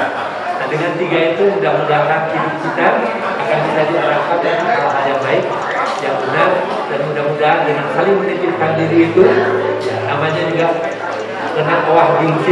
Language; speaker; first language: Indonesian; non-native, local second language; Sundanese